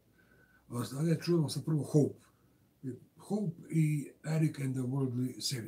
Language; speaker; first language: Serbian; native; Serbian